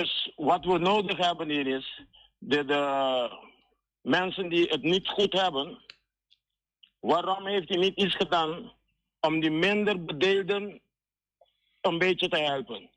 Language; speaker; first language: Dutch; non-native, local second language; Papiamento